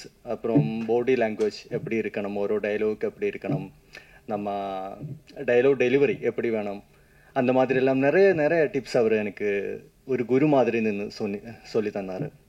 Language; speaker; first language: Tamil; non-native, learner; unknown